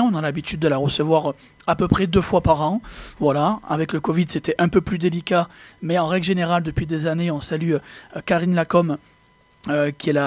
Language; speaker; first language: French; native; French